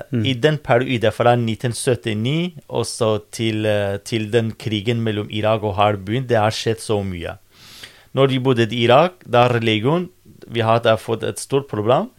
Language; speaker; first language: Norwegian; non-native, fluent; Kurdish